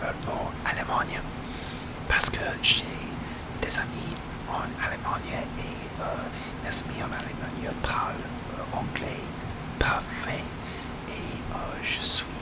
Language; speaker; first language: French; non-native, learner; English